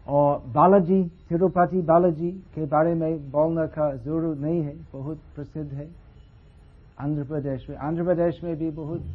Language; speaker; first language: Hindi; non-native, fluent; English